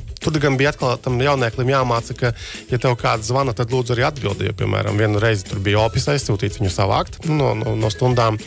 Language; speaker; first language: Latvian; native; Latvian